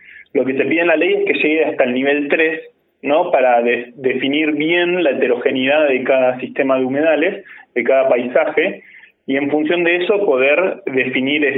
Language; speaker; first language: Spanish; native; Spanish